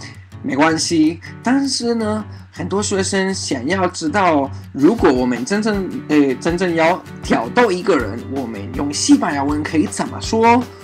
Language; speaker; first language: Chinese; non-native, fluent; Spanish